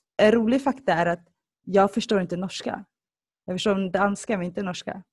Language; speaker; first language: Swedish; early bilingual, other home language; Somali